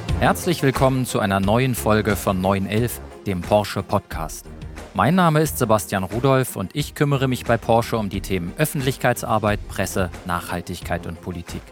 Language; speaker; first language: German; native; German